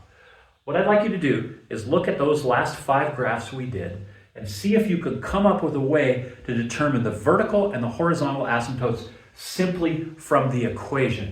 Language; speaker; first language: English; native; English